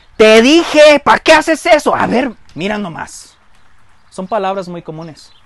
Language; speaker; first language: Spanish; early bilingual, heritage; Spanish